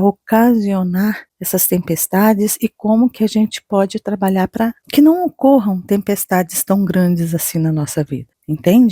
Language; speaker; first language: Portuguese; native; Portuguese